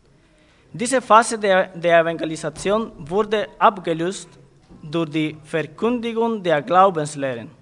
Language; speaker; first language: German; non-native, fluent; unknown